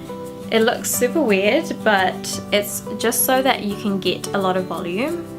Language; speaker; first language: English; non-native, local second language; Sinhala